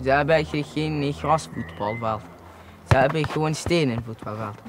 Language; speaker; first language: Dutch; early bilingual, other home language; Arabic